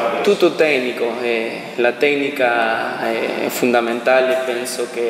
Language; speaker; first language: Italian; non-native, learner; Spanish